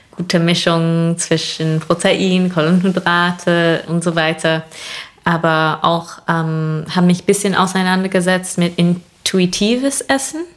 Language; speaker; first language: German; non-native, fluent; English